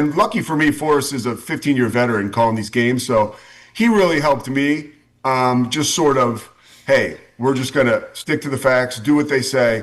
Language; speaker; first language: English; native; English